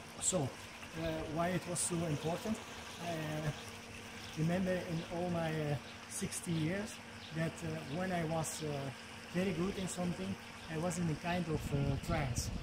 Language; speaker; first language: English; non-native, fluent; Dutch